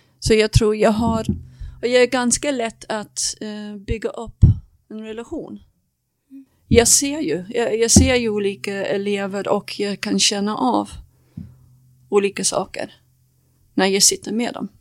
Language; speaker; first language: Swedish; non-native, fluent; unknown